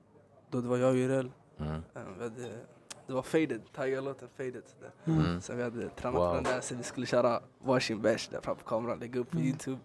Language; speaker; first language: Swedish; early bilingual, other home language; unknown